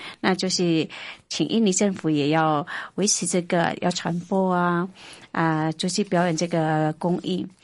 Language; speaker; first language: Chinese; non-native, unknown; Indonesian